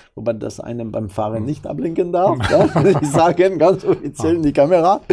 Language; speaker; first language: German; non-native, fluent; French